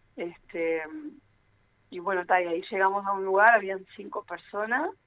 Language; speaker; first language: Spanish; early bilingual, other home language; Portuguese